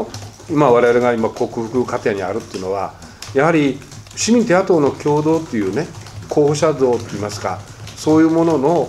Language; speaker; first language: Japanese; native; Japanese